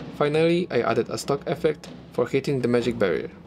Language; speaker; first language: English; non-native, fluent; Polish